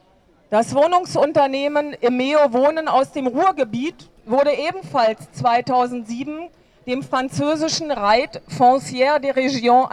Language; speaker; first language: German; native; German